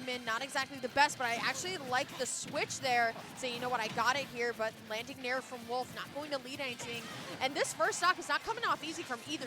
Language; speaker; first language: English; native; English